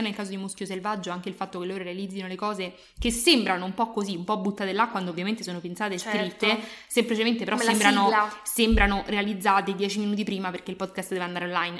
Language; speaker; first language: Italian; native; Italian